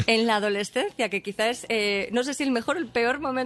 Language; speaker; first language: Spanish; native; Spanish